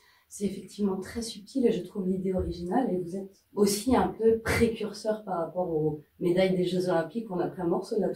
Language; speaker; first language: French; native; French